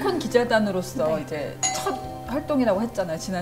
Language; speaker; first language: Korean; native; Korean